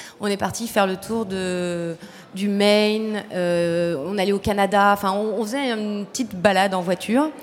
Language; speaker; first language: French; early bilingual, other home language; Spanish